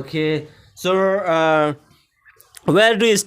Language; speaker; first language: English; non-native, learner; Hindi